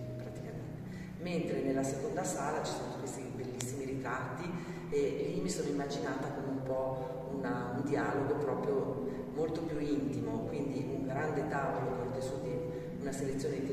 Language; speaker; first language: Italian; native; Italian